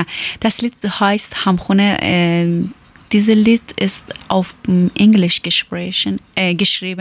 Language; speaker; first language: German; non-native, learner; Persian